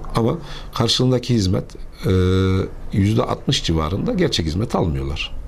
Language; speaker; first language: Turkish; native; Turkish